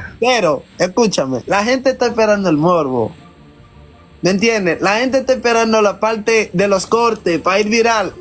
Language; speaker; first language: Spanish; non-native, fluent; Haitian Creole